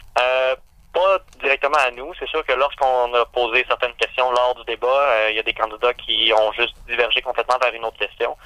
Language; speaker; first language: French; native; French